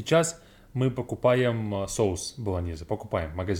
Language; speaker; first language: Russian; non-native, learner; English